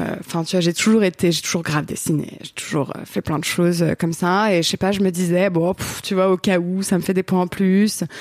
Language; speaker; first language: French; native; French